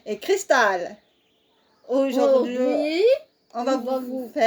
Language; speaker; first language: French; native; French